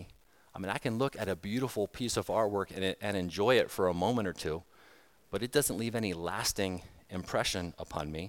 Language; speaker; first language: English; native; English